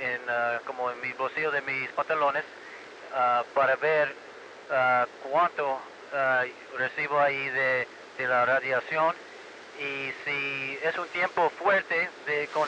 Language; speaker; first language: Spanish; early bilingual, heritage; Spanish